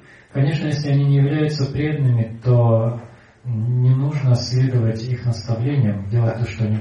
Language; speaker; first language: Russian; native; Russian